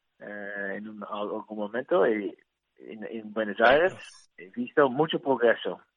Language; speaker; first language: Spanish; non-native, learner; Dutch